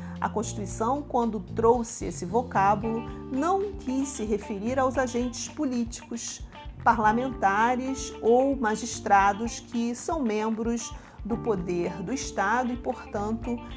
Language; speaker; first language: Portuguese; native; Portuguese